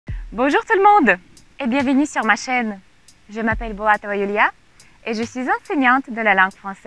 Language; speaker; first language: French; non-native, fluent; Russian